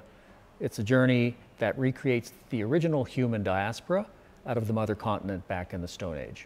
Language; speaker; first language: English; native; English